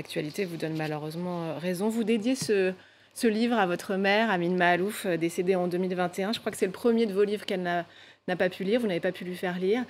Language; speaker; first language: French; native; French